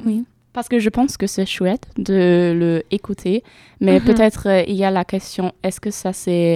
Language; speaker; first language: French; non-native, learner; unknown